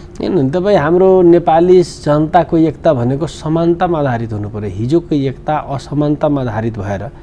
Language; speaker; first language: Nepali; non-native, local second language; Bhojpuri